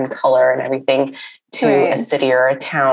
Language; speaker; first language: English; non-native, local second language; Urdu